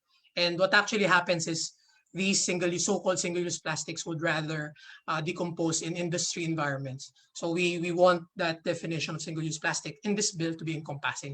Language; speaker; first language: English; non-native, local second language; Filipino